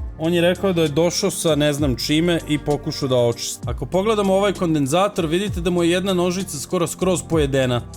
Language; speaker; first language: Croatian; early bilingual, heritage; Serbian